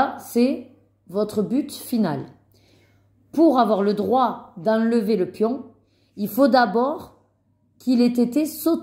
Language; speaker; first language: French; native; French